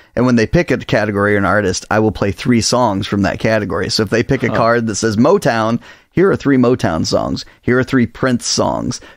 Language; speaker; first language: English; native; English